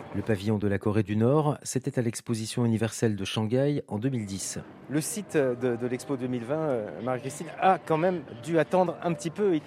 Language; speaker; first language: French; native; French